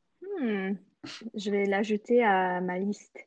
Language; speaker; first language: French; non-native, local second language; English